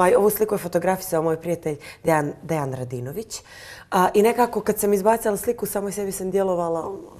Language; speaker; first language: Croatian; native; Croatian